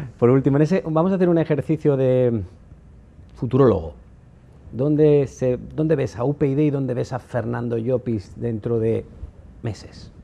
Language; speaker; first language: Spanish; native; Spanish